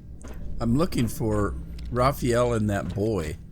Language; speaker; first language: English; native; English